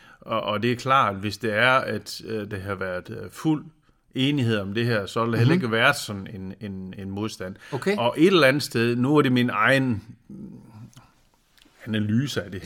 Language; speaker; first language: Danish; native; Danish